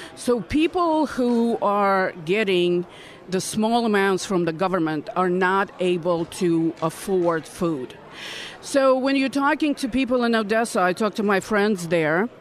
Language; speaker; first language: English; non-native, fluent; Russian